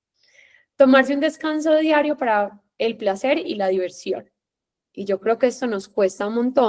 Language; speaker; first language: Spanish; native; Spanish